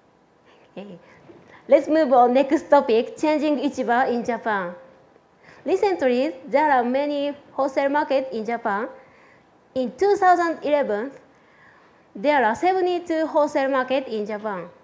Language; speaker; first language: English; non-native, learner; Japanese